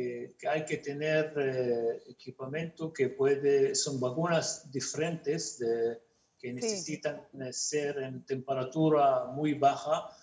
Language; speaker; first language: Spanish; non-native, fluent; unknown